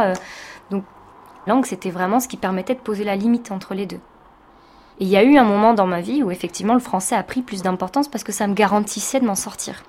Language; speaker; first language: French; early bilingual, other home language; Tamil